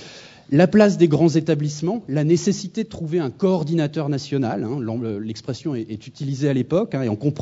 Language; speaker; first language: French; native; French